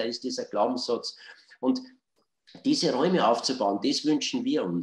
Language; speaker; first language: German; native; German